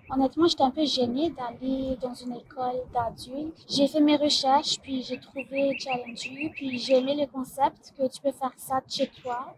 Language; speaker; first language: French; non-native, fluent; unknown